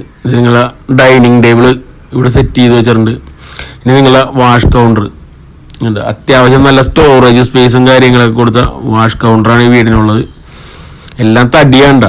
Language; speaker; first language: Malayalam; native; Malayalam